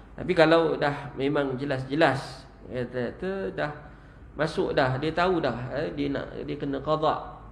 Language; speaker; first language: Malay; native; Malay